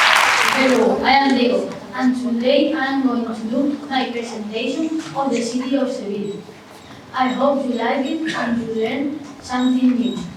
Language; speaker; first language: English; non-native, learner; Spanish